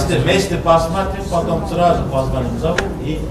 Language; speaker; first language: Russian; non-native, learner; Turkish